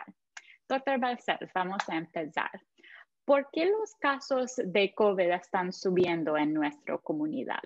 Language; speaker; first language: Spanish; non-native, fluent; English